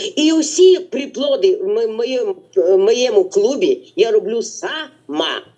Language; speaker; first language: Ukrainian; non-native, local second language; Russian